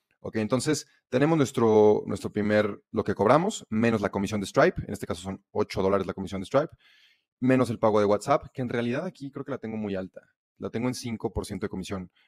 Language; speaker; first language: Spanish; native; Spanish